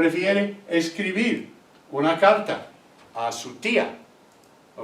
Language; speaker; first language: Spanish; non-native, fluent; English